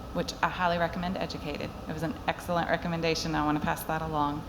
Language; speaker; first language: English; native; English